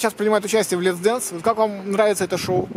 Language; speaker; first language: Russian; native; Russian